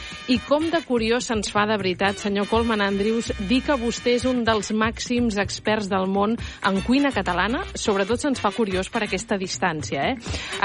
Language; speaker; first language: Catalan; native; Catalan